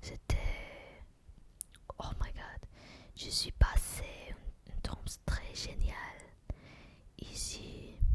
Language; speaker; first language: French; non-native, learner; English